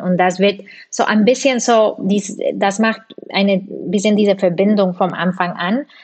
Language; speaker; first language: German; non-native, fluent; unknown